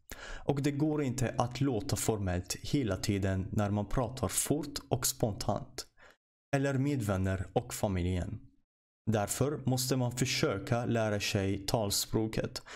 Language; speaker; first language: Swedish; non-native, fluent; Arabic